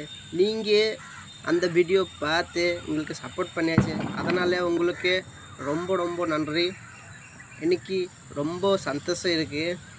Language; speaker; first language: Tamil; non-native, learner; Bangla